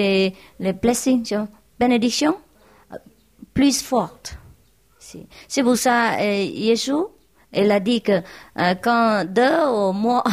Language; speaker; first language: French; non-native, learner; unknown